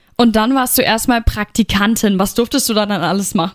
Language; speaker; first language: German; native; German